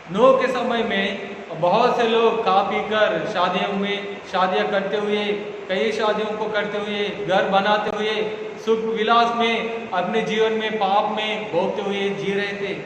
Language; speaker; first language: Hindi; non-native, local second language; Telugu